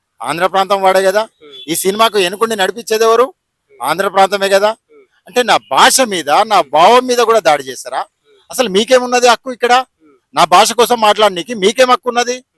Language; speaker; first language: Telugu; native; Telugu